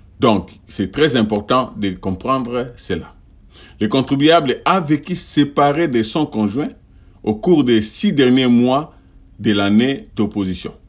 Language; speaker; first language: French; non-native, local second language; Lingala